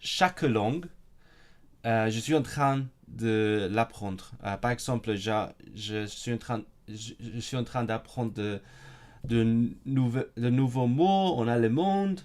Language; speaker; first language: French; non-native, fluent; Cantonese